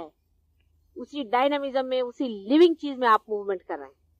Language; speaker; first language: Hindi; non-native, local second language; Marathi